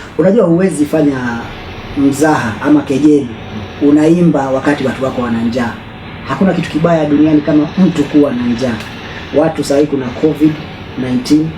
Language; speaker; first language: Swahili; native; Swahili